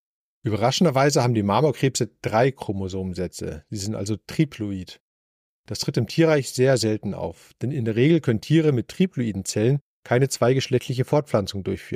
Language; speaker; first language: German; native; German